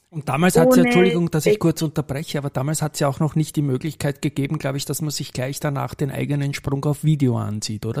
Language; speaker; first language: German; native; German